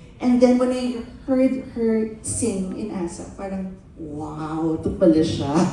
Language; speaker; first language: Filipino; native; Filipino